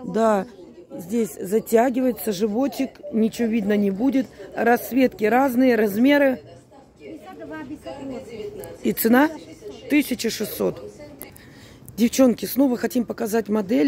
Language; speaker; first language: Russian; native; Russian